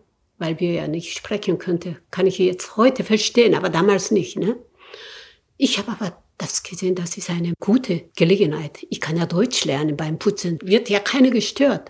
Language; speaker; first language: German; non-native, learner; Korean